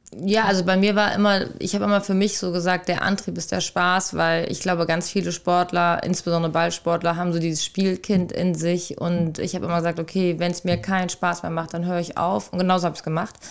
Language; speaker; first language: German; native; German